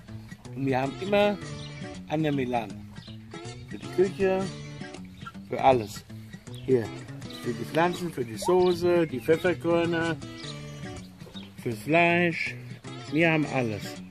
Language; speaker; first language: German; non-native, learner; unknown